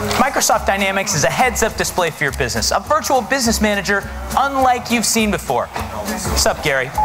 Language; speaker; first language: English; native; English